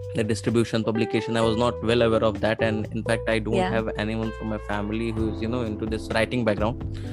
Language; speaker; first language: English; non-native, local second language; Hindi